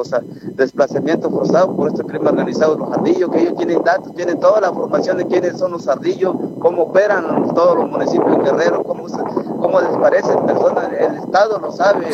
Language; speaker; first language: Spanish; non-native, local second language; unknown